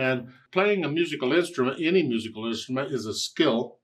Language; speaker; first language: English; native; English